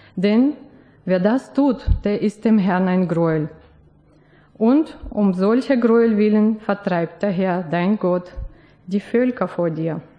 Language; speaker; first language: German; non-native, fluent; Russian